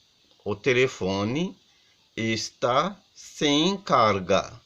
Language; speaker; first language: Portuguese; non-native, learner; Haitian Creole